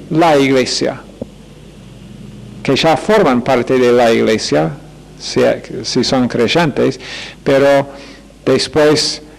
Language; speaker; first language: Spanish; non-native, fluent; English